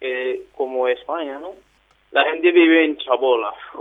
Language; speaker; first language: Spanish; non-native, learner; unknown